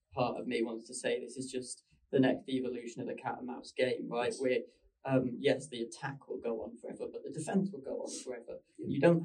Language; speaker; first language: English; native; English